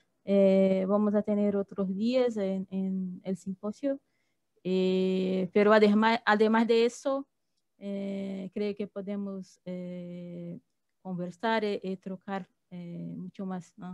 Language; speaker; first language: Spanish; non-native, fluent; Portuguese